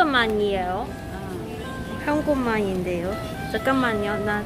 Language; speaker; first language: Korean; non-native, learner; Cantonese